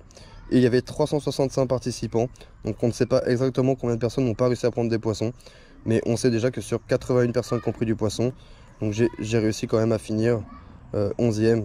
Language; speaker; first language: French; native; French